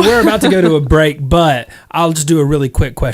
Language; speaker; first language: English; native; English